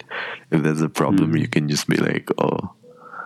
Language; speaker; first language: English; non-native, local second language; Tibetan